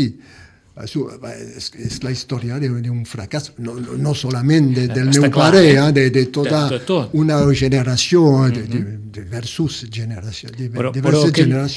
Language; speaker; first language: Catalan; early bilingual, heritage; Catalan